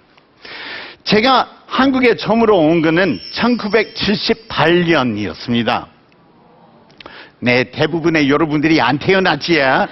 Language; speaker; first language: Korean; non-native, fluent; English